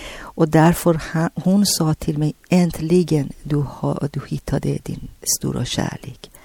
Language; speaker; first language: Swedish; non-native, learner; Persian